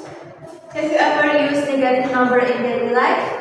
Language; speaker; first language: English; non-native, learner; Indonesian